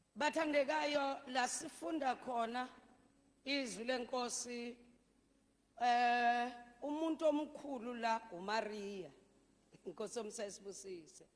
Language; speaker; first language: Zulu; native; Zulu